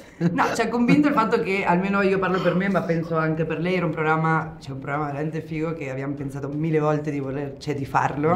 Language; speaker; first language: Italian; non-native, fluent; Spanish